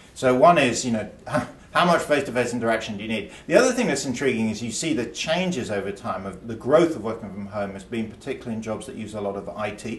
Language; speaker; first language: English; native; English